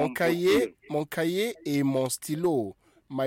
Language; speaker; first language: French; non-native, fluent; English